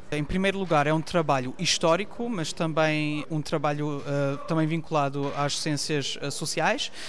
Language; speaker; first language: Portuguese; early bilingual, heritage; Portuguese